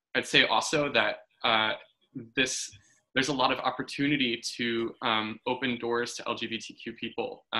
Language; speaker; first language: English; native; English